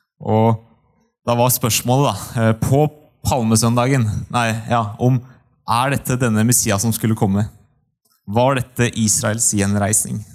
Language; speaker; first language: Norwegian; native; Norwegian